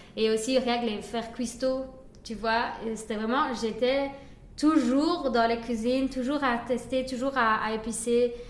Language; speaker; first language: French; early bilingual, other home language; Spanish